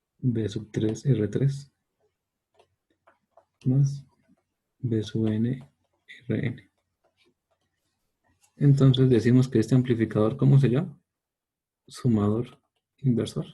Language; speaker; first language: Spanish; native; Spanish